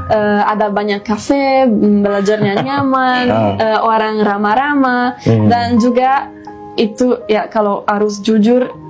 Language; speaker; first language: Indonesian; non-native, fluent; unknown